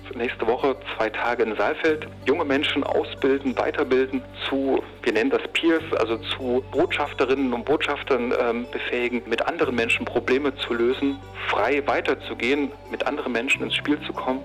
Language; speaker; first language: German; native; German